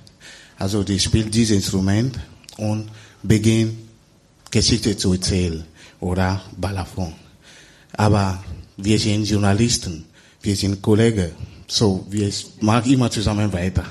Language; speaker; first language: German; non-native, learner; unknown